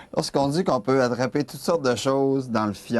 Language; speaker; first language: French; native; French